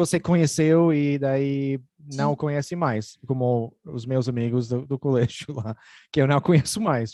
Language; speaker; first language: Portuguese; non-native, fluent; English